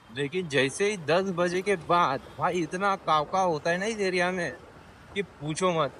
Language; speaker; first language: Hindi; non-native, local second language; Marathi